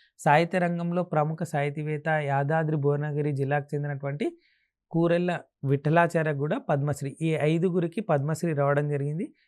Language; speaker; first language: Telugu; native; Telugu